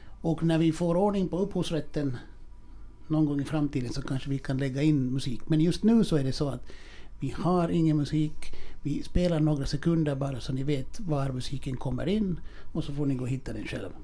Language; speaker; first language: Swedish; native; Swedish